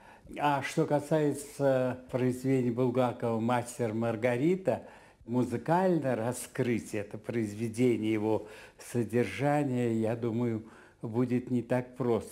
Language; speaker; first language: Russian; native; Russian